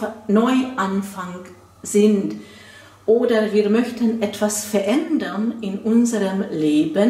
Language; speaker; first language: German; non-native, fluent; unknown